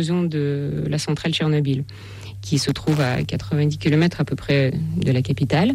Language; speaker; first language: French; non-native, fluent; Russian